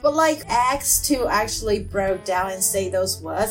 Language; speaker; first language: English; non-native, fluent; Chinese